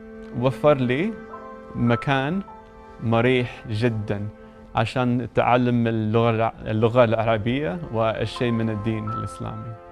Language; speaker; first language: Arabic; non-native, learner; English